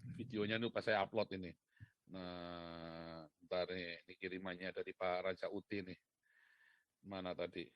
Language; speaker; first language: Indonesian; native; Indonesian